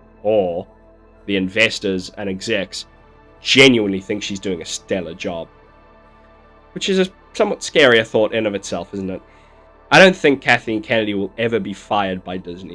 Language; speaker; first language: English; native; English